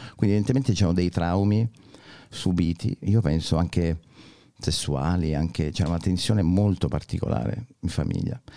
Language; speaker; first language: Italian; native; Italian